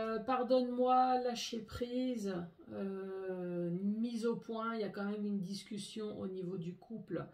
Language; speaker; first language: French; native; French